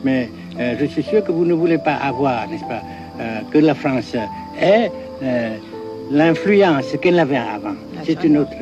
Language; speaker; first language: French; non-native, fluent; Vietnamese